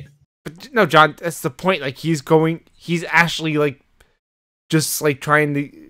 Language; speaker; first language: English; native; English